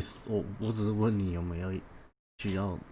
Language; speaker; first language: Chinese; native; Chinese